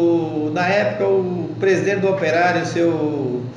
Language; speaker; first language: Portuguese; native; Portuguese